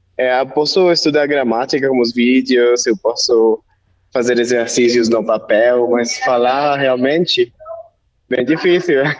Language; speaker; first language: Portuguese; non-native, learner; Spanish